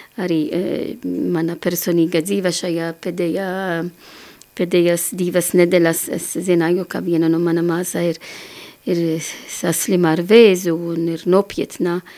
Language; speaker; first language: Latvian; non-native, learner; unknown